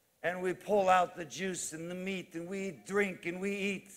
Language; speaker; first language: English; native; English